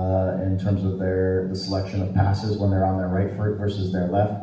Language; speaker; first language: English; native; English